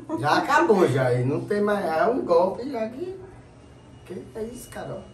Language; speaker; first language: Portuguese; native; Portuguese